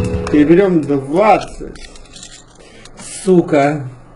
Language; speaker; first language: Russian; native; Russian